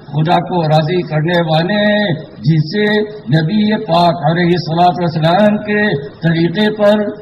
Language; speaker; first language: Urdu; native; Urdu